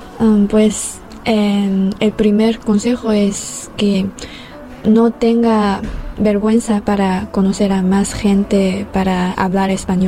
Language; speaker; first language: Spanish; non-native, fluent; Chinese